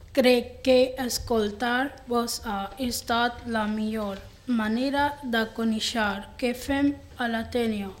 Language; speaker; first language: Catalan; non-native, learner; Spanish